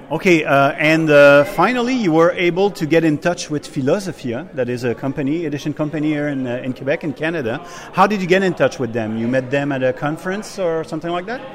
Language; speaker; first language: English; non-native, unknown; French